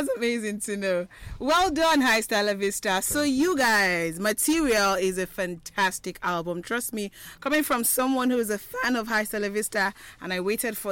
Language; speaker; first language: English; non-native, local second language; Igbo